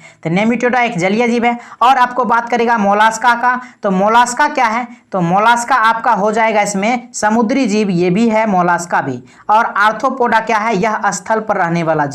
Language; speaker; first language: Hindi; native; Hindi